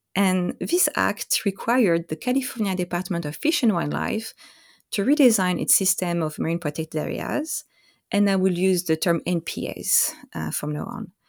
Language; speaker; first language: English; non-native, fluent; French